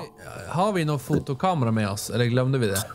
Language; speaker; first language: Swedish; native; Swedish